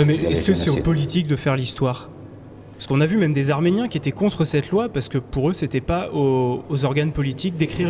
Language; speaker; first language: French; native; French